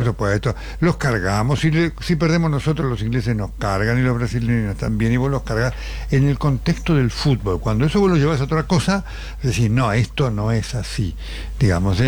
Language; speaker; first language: Spanish; native; Spanish